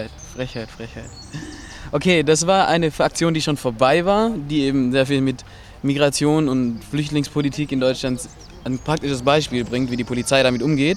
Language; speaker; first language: German; native; German